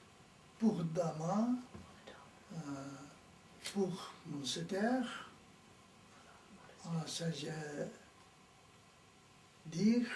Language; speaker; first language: French; non-native, learner; Tibetan